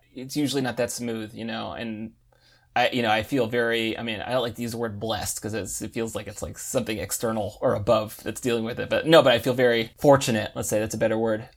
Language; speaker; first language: English; native; English